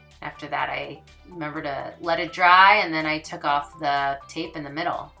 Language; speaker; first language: English; native; English